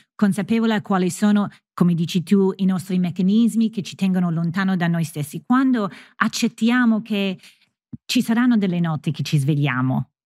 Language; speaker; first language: Italian; non-native, fluent; English